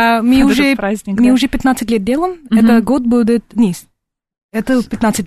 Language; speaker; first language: Russian; non-native, learner; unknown